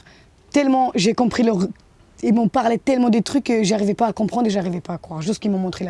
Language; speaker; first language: French; non-native, fluent; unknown